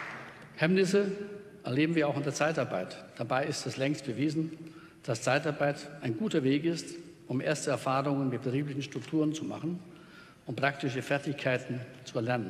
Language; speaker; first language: German; native; German